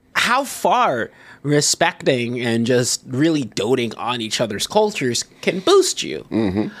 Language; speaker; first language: English; native; English